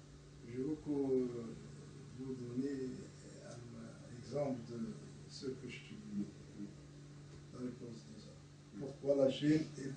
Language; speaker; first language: French; non-native, learner; Arabic